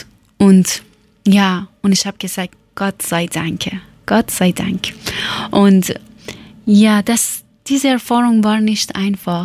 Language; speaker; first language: German; non-native, learner; Persian